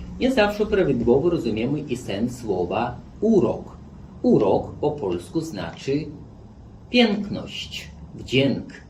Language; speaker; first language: Polish; non-native, fluent; Belarusian